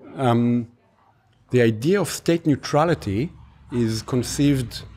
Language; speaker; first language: English; non-native, fluent; Hebrew